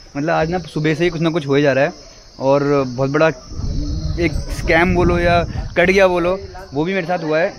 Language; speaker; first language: Hindi; native; Hindi